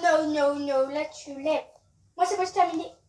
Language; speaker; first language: French; native; French